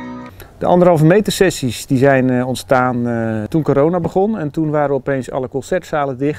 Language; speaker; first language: Dutch; native; Dutch